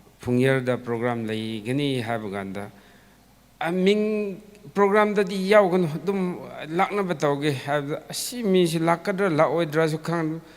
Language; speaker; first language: Manipuri; non-native, local second language; Tangkhul Naga (India)